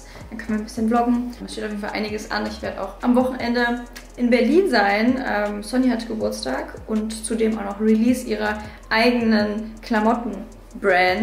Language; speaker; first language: German; native; German